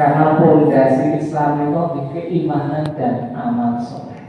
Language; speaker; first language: Indonesian; non-native, local second language; Javanese